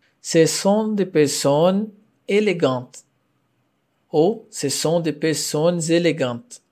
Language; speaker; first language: French; non-native, fluent; Portuguese